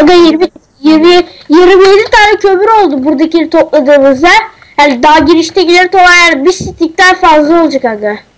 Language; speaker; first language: Turkish; native; Turkish